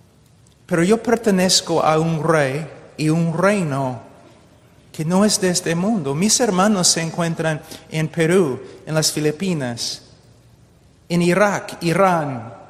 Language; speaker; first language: Spanish; non-native, fluent; English